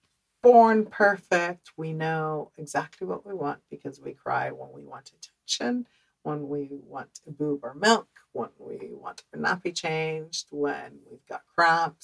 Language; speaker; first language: English; early bilingual, other home language; Dutch